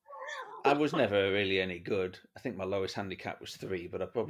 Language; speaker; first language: English; native; English